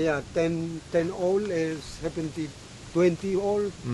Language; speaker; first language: English; non-native, learner; Indonesian